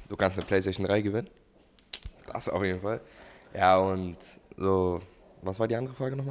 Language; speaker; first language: German; native; German